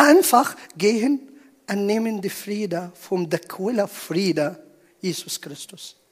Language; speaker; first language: German; non-native, learner; Arabic